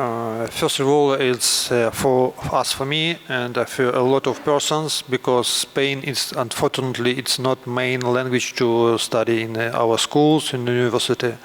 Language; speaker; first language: English; non-native, learner; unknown